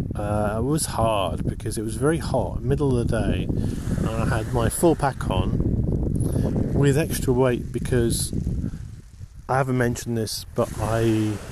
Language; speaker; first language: English; native; English